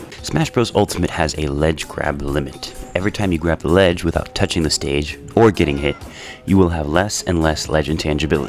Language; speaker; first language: English; native; English